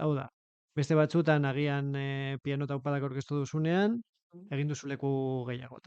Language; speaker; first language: Basque; native; Basque